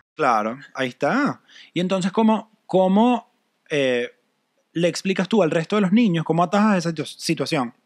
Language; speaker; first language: Spanish; native; Spanish